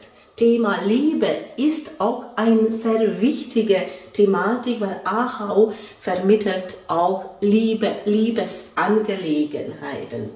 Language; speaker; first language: German; non-native, fluent; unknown